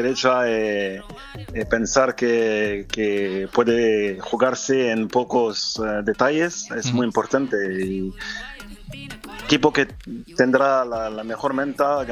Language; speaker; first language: Spanish; non-native, fluent; French